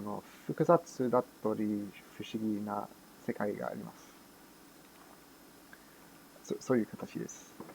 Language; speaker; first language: Japanese; non-native, fluent; English